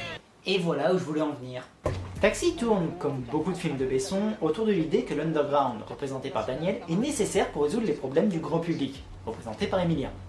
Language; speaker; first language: French; native; French